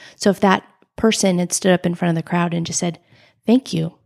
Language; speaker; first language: English; native; English